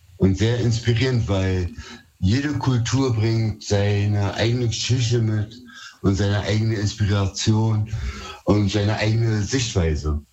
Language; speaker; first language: German; early bilingual, other home language; Turkish